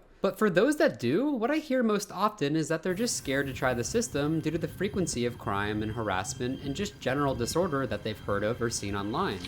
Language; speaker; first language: English; native; English